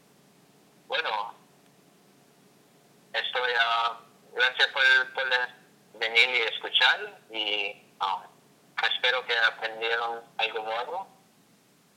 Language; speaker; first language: Spanish; non-native, learner; English